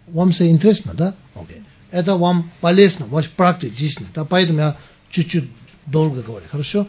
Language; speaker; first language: Russian; non-native, learner; Tibetan